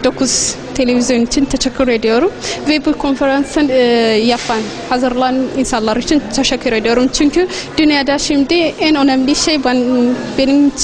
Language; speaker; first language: Turkish; non-native, learner; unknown